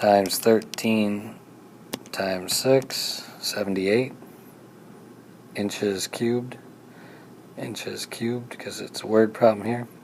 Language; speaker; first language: English; native; English